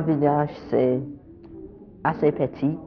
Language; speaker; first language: French; non-native, learner; English